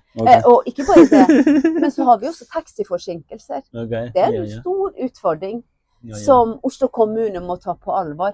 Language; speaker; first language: Norwegian; non-native, local second language; Northern Sami